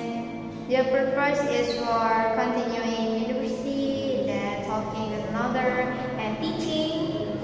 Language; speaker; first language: English; non-native, learner; Indonesian